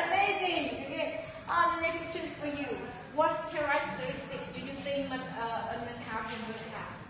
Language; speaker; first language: English; non-native, fluent; Vietnamese